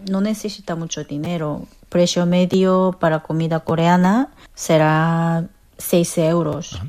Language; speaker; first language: Spanish; non-native, fluent; Korean